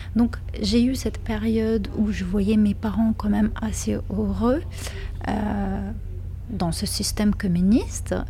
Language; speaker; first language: French; non-native, fluent; Lithuanian